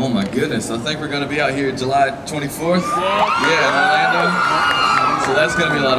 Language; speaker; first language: English; native; English